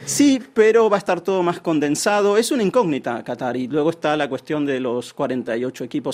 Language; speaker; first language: Spanish; native; Spanish